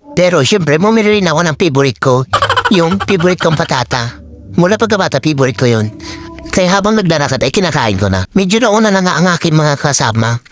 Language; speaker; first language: Filipino; non-native, local second language; Iloko